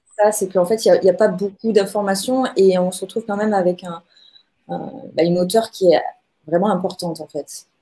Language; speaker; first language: French; native; French